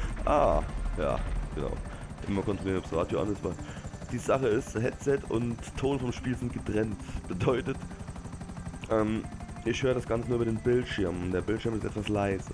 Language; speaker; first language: German; native; German